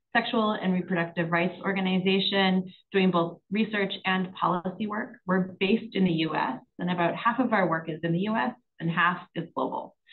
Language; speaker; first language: English; native; English